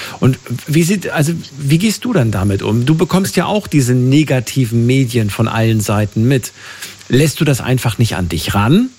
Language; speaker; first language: German; native; German